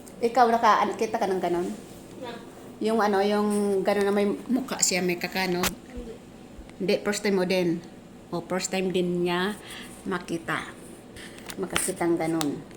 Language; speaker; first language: Filipino; non-native, local second language; Bikol